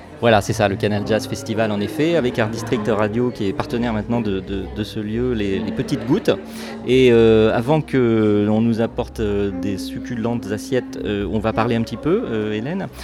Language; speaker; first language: French; native; French